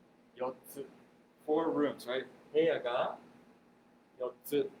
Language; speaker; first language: Japanese; non-native, fluent; English